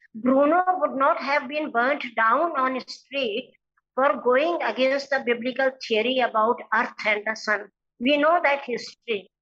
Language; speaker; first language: English; non-native, local second language; Hindi